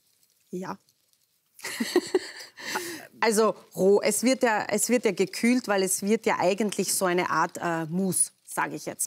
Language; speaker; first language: German; native; German